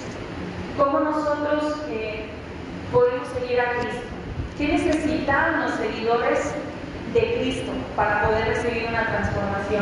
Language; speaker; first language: Spanish; native; Spanish